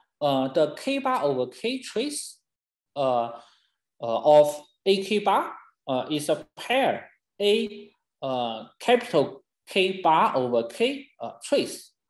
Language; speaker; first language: English; non-native, fluent; Chinese